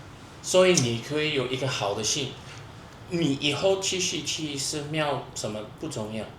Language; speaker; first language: Chinese; non-native, fluent; English